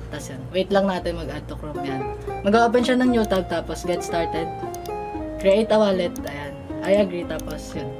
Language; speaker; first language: Filipino; native; Filipino